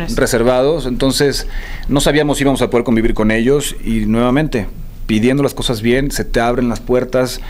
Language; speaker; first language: Spanish; native; Spanish